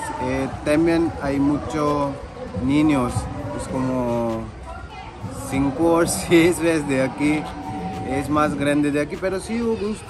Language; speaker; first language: Spanish; non-native, learner; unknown